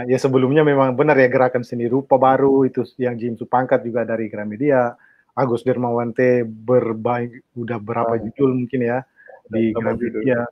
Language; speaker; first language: Indonesian; native; Indonesian